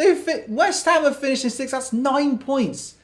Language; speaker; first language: English; native; English